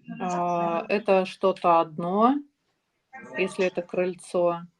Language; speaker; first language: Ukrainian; non-native, learner; Russian